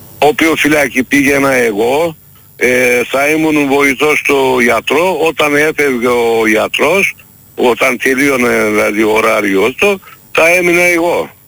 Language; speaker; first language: Greek; non-native, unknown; Turkish